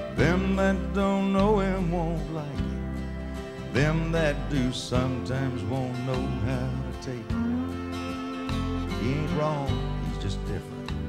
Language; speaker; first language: English; native; English